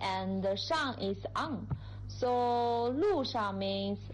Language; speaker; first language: English; non-native, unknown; Chinese